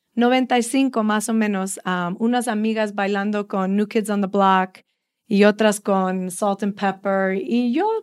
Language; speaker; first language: Spanish; early bilingual, heritage; Spanish